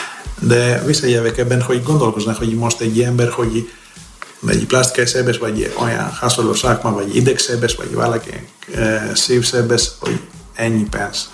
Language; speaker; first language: Hungarian; non-native, fluent; Greek